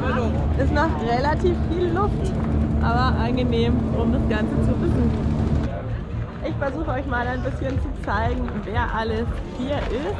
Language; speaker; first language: German; native; German